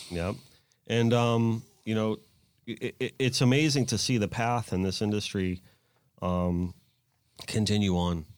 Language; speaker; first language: English; native; English